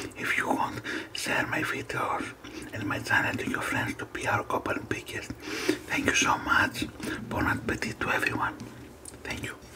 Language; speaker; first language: English; non-native, learner; Greek